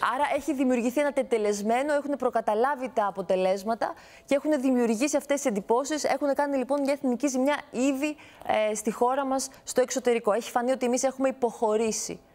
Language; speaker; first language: Greek; native; Greek